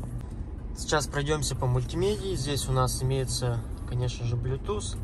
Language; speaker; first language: Russian; native; Russian